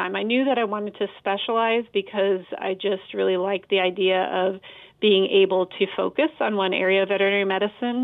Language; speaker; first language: English; native; English